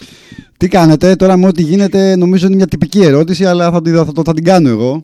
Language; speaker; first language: Greek; native; Greek